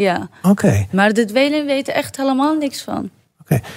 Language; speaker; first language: Dutch; non-native, learner; Arabic